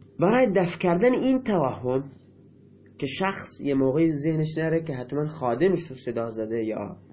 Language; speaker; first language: Persian; non-native, local second language; Baluchi